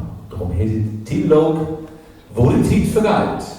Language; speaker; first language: German; native; German